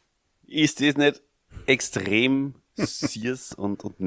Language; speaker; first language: German; native; German